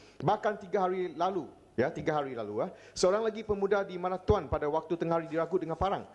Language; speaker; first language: Malay; non-native, local second language; Chinese